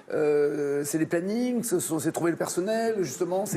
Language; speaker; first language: French; native; French